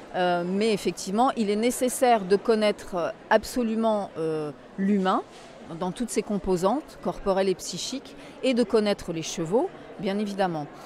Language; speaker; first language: French; native; French